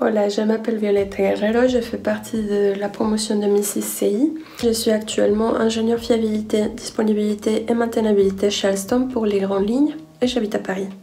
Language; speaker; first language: French; non-native, fluent; Spanish